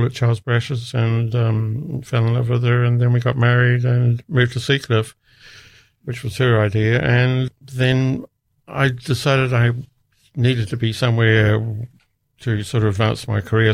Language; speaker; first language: English; native; English